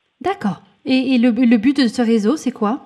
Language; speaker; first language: French; native; French